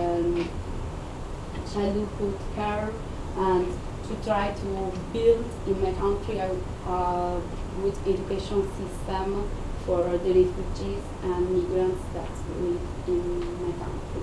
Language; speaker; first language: English; non-native, fluent; Italian